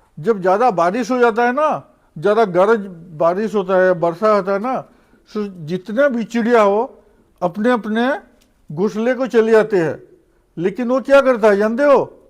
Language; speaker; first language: Hindi; non-native, local second language; Odia